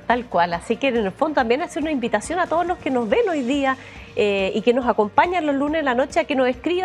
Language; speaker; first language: Spanish; native; Spanish